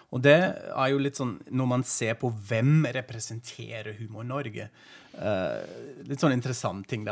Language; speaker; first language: Norwegian; non-native, fluent; German